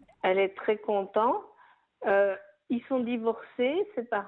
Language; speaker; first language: French; native; French